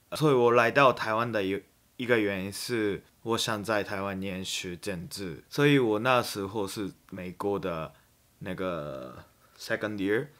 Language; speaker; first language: Chinese; non-native, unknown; Japanese